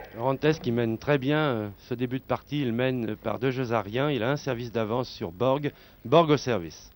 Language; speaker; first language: French; native; French